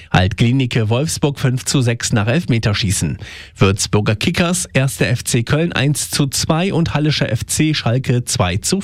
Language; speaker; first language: German; native; German